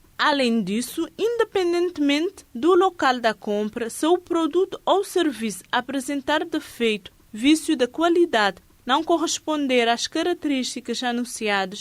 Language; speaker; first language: Portuguese; non-native, local second language; Kabuverdianu